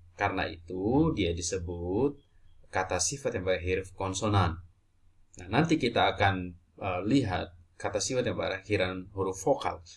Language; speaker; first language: Indonesian; native; Indonesian